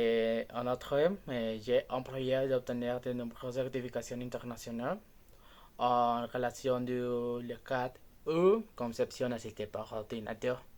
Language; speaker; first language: French; non-native, learner; Spanish